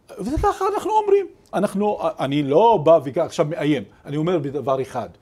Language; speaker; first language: Hebrew; non-native, local second language; Arabic